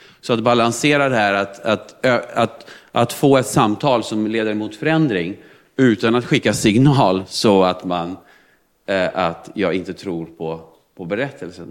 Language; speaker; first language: Swedish; non-native, fluent; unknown